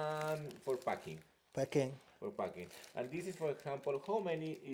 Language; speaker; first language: English; non-native, learner; Spanish